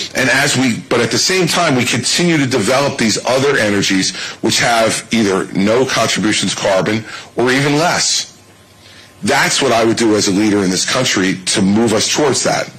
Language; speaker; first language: English; native; English